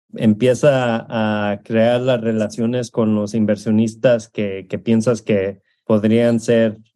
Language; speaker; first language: Spanish; early bilingual, heritage; Spanish